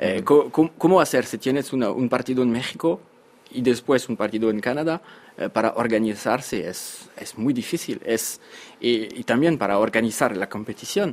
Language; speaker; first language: Spanish; non-native, fluent; French